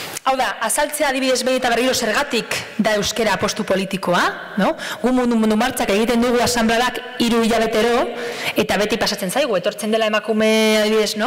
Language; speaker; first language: Basque; non-native, fluent; Spanish